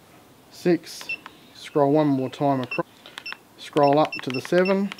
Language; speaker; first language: English; native; English